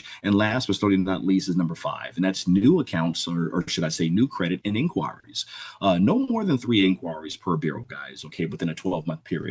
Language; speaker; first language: English; native; English